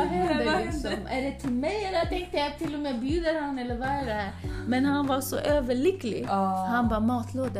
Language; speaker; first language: Swedish; early bilingual, other home language; Kurdish